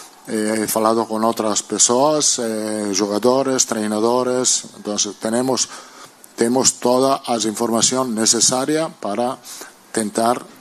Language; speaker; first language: Portuguese; non-native, learner; Italian